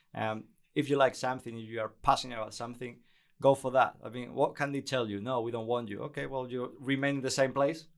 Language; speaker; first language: English; non-native, fluent; Spanish